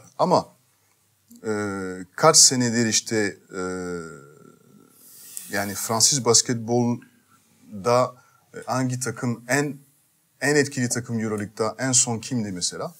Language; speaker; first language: Turkish; non-native, fluent; French